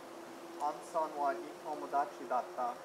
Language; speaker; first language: Japanese; non-native, learner; English